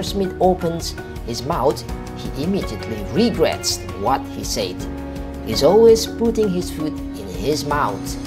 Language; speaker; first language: English; non-native, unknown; Indonesian